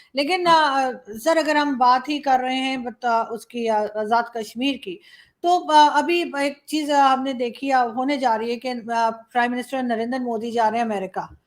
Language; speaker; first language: Urdu; native; Urdu